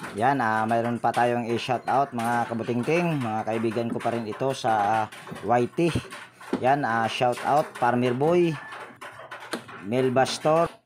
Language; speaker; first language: Filipino; native; Filipino